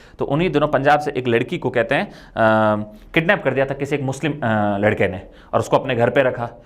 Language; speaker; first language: Hindi; native; Hindi